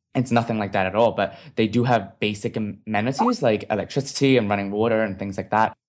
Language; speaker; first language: English; non-native, local second language; Cantonese